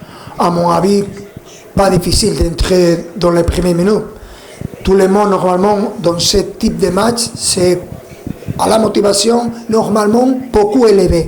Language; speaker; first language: French; non-native, fluent; Spanish